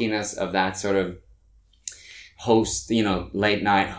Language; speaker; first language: English; non-native, fluent; Norwegian